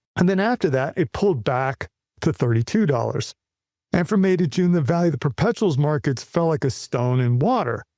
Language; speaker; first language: English; native; English